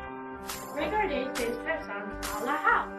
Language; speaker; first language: French; non-native, learner; English